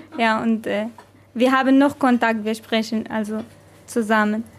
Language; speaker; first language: German; non-native, learner; Arabic